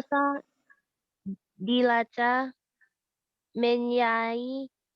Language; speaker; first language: Indonesian; non-native, learner; Thai